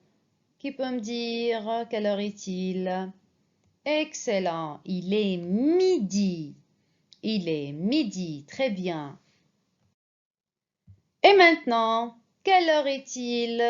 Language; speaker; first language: French; non-native, fluent; Arabic